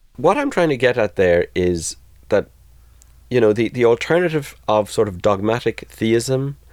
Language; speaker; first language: English; native; English